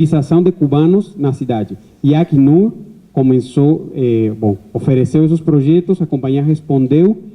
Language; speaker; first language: Portuguese; non-native, fluent; Spanish